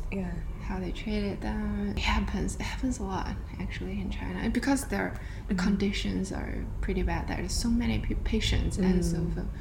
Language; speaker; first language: English; non-native, fluent; Chinese